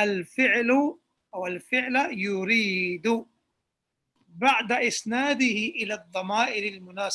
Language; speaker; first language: Arabic; non-native, fluent; English